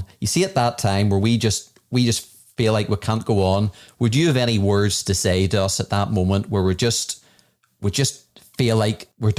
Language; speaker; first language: English; native; English